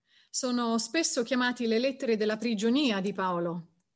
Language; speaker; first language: Italian; native; Italian